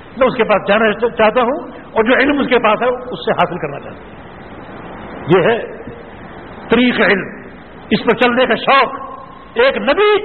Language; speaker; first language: Urdu; native; Urdu